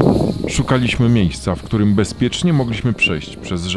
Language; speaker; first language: Polish; native; Polish